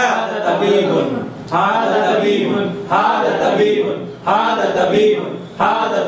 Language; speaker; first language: Arabic; non-native, learner; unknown